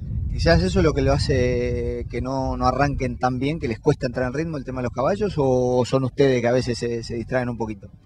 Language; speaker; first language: Spanish; native; Spanish